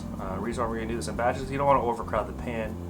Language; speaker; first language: English; native; English